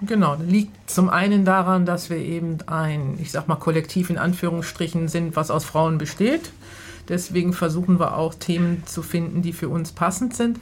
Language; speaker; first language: German; native; German